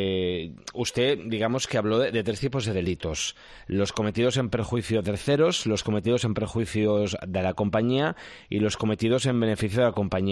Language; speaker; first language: Spanish; native; Spanish